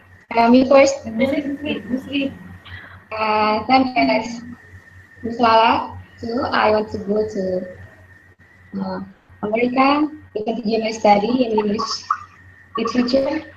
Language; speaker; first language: English; non-native, learner; Indonesian